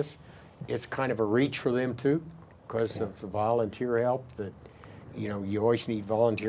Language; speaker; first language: English; native; English